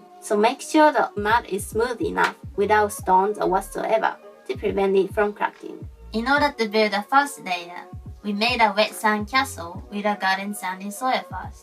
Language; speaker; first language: English; non-native, fluent; Japanese